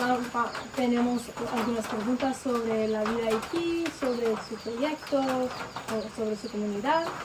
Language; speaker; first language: Spanish; non-native, learner; English